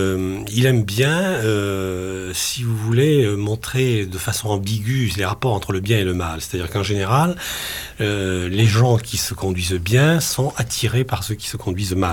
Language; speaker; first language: French; native; French